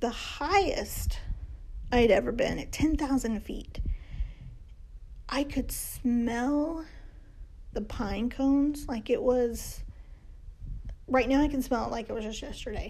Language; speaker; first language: English; native; English